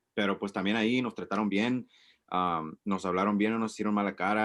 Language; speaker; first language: Spanish; early bilingual, other home language; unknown